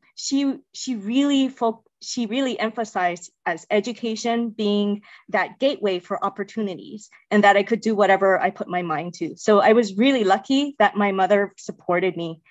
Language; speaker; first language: English; native; English